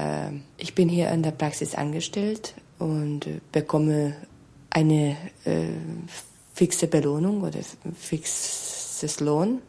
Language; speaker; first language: German; non-native, fluent; Hungarian